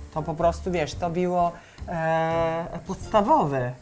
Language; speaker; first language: Polish; non-native, learner; Italian